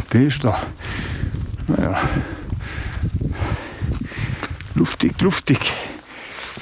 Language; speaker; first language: German; native; German